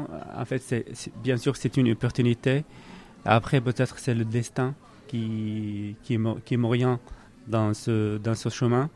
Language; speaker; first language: French; non-native, learner; Arabic